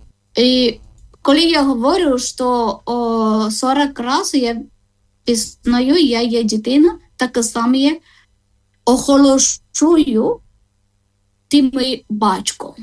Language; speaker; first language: Ukrainian; non-native, learner; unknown